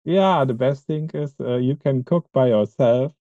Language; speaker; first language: English; non-native, fluent; German